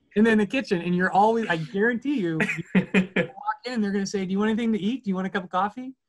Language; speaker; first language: English; native; English